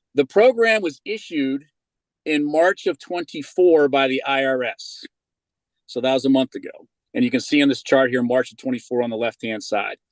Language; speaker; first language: English; native; English